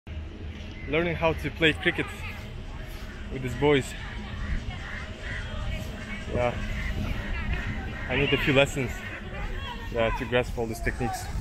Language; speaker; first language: English; non-native, fluent; Kyrgyz